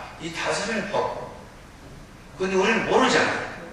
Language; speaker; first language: Korean; native; Korean